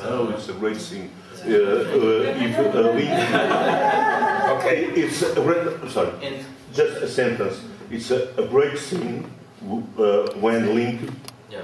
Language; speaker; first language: English; non-native, fluent; Portuguese